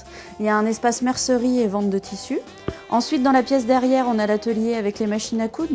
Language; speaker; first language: French; native; French